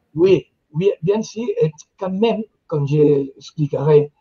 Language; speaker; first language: French; non-native, fluent; Spanish